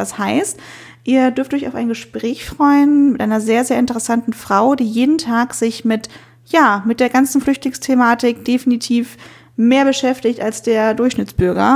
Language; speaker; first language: German; native; German